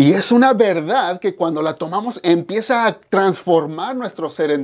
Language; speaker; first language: Spanish; native; Spanish